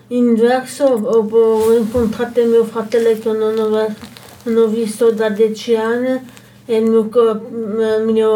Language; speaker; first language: Italian; non-native, fluent; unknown